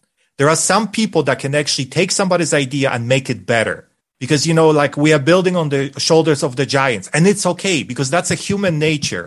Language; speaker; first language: English; non-native, fluent; Polish